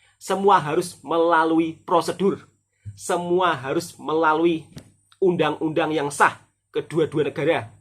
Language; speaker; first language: Indonesian; native; Indonesian